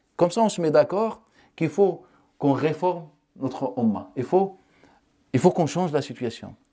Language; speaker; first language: French; non-native, local second language; Wolof